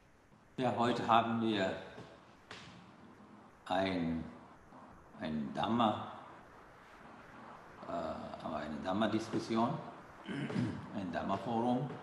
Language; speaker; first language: German; non-native, fluent; Sinhala